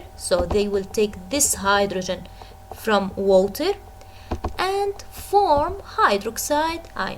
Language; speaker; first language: English; non-native, fluent; Arabic